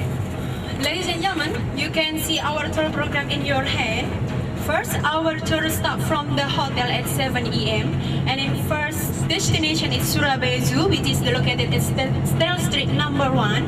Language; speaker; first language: English; non-native, learner; Indonesian